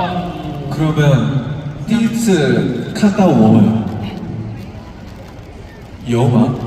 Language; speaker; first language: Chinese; non-native, learner; Korean